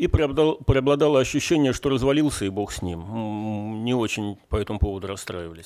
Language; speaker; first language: Russian; native; Russian